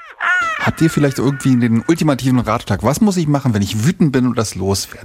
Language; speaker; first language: German; native; German